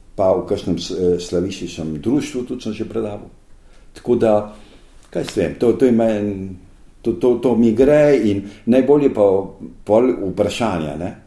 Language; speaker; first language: Slovenian; early bilingual, heritage; Slovenian